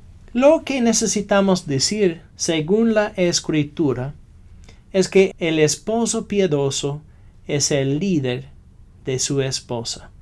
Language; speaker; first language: Spanish; non-native, fluent; English